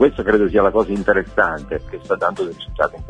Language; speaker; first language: Italian; native; Italian